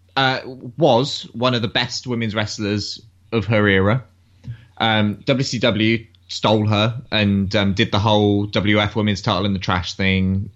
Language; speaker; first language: English; native; English